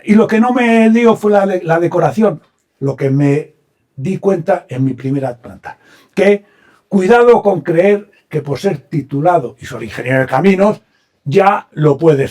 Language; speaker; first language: Spanish; native; Spanish